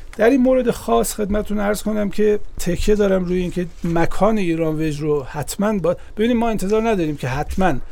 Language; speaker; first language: Persian; native; Persian